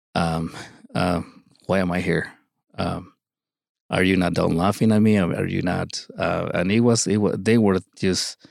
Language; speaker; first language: English; early bilingual, other home language; Spanish